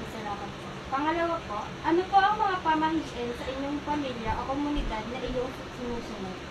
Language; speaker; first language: Filipino; native; Filipino